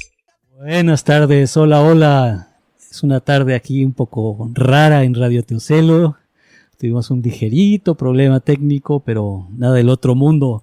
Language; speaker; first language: Spanish; native; Spanish